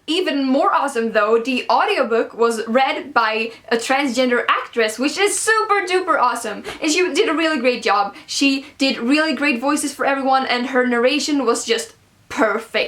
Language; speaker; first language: English; non-native, fluent; Swedish